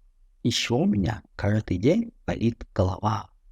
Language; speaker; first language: Russian; non-native, fluent; Tajik